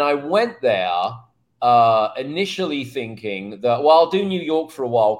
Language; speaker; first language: English; native; English